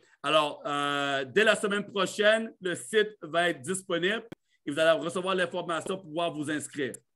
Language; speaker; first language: French; native; French